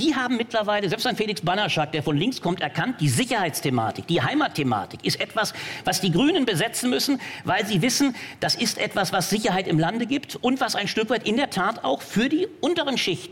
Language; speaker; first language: German; native; German